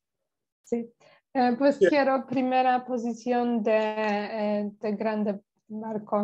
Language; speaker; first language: Spanish; non-native, learner; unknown